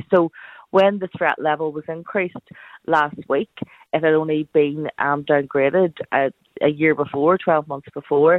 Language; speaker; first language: English; native; English